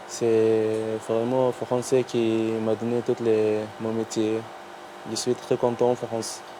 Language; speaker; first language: French; non-native, learner; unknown